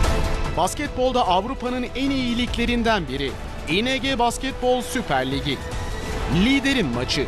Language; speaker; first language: Turkish; native; Turkish